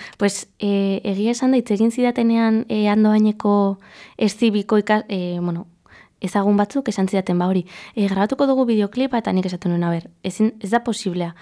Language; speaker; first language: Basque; non-native, local second language; Spanish